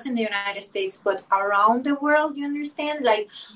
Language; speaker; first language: English; non-native, fluent; Spanish